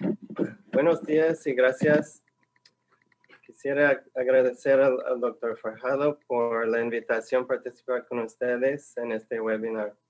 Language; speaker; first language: Spanish; non-native, fluent; English